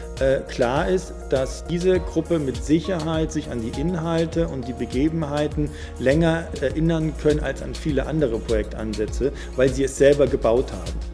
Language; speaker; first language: German; native; German